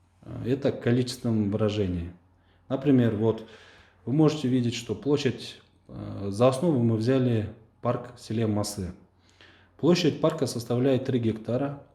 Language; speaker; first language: Russian; non-native, local second language; Kyrgyz